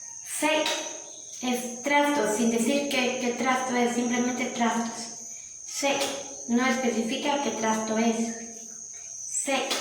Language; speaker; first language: Spanish; non-native, local second language; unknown